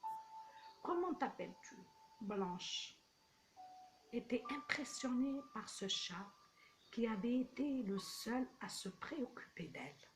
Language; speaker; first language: French; non-native, local second language; Arabic